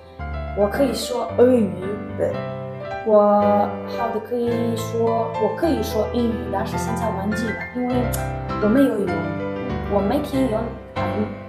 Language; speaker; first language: Chinese; non-native, learner; Ukrainian